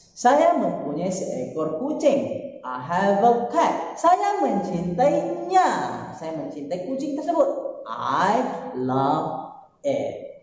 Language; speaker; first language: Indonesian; native; Indonesian